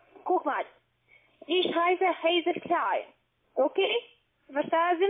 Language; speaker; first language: German; non-native, learner; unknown